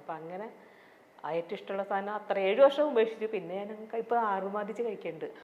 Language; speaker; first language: Malayalam; native; Malayalam